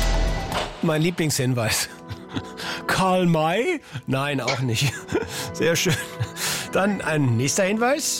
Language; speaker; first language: German; native; German